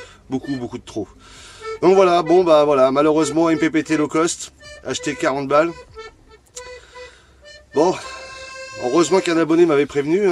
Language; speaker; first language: French; native; French